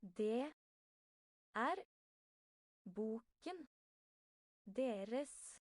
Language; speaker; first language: Norwegian; non-native, learner; English